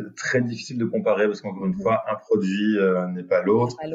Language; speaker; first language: French; native; French